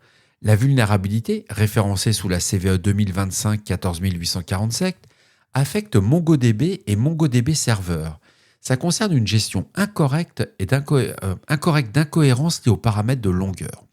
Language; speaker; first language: French; native; French